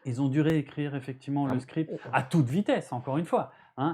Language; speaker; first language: French; native; French